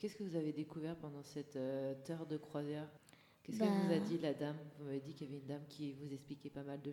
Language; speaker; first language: French; native; French